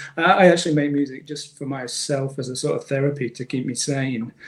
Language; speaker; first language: English; native; English